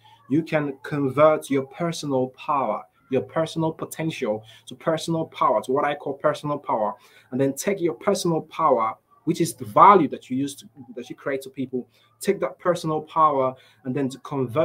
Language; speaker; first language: English; non-native, local second language; Igbo